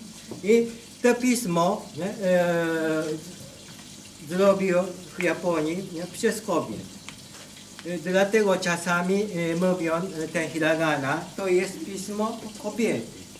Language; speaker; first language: Polish; non-native, learner; Japanese